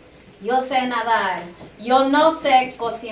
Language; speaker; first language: Spanish; non-native, fluent; English